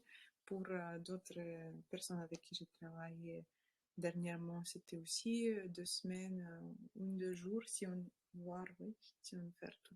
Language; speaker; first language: French; non-native, learner; Russian